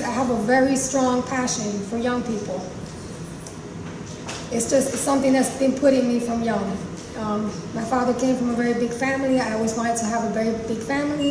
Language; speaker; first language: English; early bilingual, other home language; Spanish